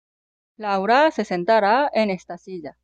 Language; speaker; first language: Spanish; non-native, fluent; Korean